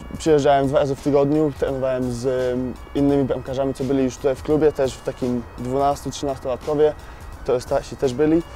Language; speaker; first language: Polish; early bilingual, other home language; English